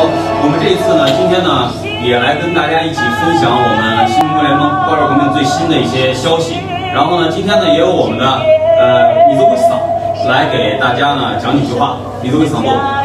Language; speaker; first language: Chinese; native; Chinese